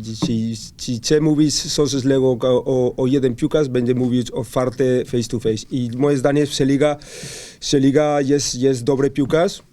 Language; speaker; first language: Polish; non-native, learner; Spanish